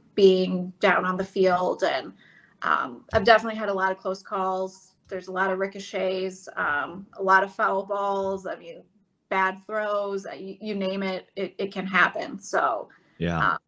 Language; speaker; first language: English; native; English